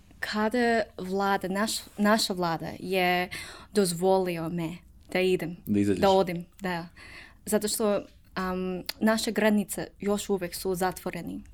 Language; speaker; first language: Serbian; non-native, learner; English